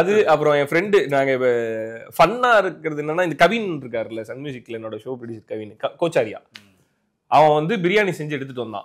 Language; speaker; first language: Tamil; native; Tamil